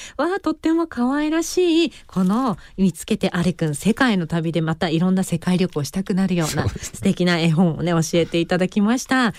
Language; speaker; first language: Japanese; native; Japanese